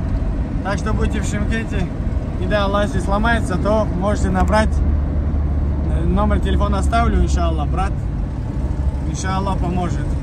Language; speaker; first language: Russian; non-native, fluent; Tajik